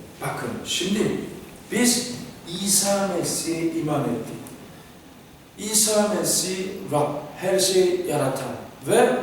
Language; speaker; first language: Turkish; non-native, fluent; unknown